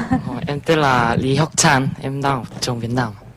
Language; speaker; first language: Vietnamese; early bilingual, other home language; Korean